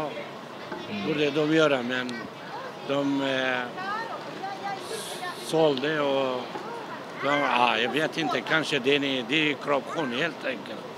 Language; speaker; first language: Swedish; non-native, local second language; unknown